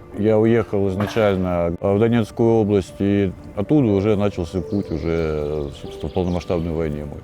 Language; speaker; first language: Russian; native; Russian